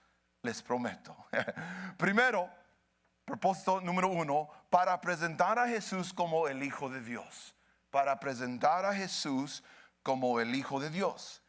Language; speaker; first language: Spanish; early bilingual, heritage; Spanish